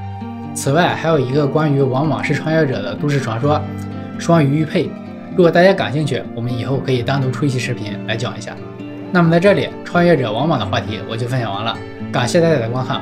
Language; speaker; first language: Chinese; native; Chinese